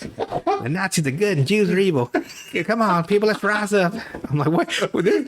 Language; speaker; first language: English; native; English